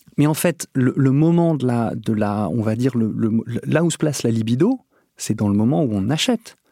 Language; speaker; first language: French; native; French